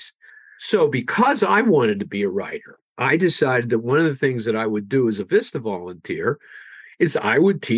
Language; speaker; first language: English; native; English